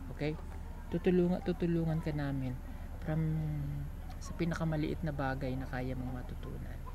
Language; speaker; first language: Filipino; native; Filipino